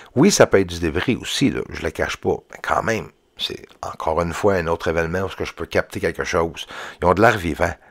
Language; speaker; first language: French; native; French